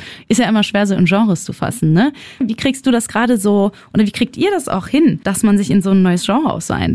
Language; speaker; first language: German; native; German